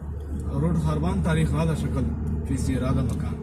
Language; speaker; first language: Arabic; non-native, learner; Hindi